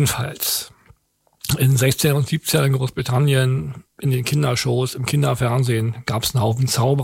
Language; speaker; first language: German; native; German